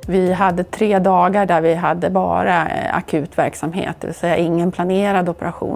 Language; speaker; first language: Swedish; native; Swedish